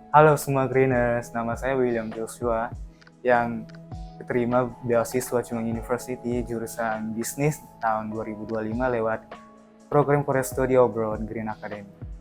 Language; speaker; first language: Indonesian; early bilingual, heritage; Indonesian